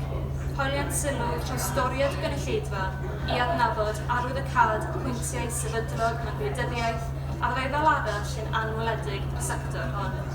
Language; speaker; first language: Welsh; native; Welsh